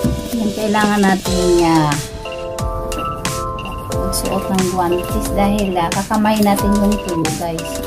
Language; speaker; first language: Filipino; non-native, local second language; Cebuano